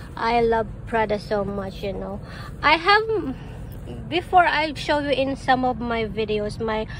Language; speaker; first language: English; non-native, local second language; Filipino